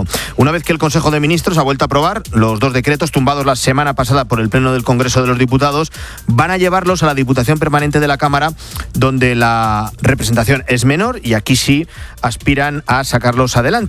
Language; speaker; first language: Spanish; native; Spanish